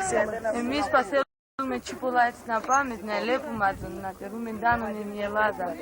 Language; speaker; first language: Greek; early bilingual, heritage; Greek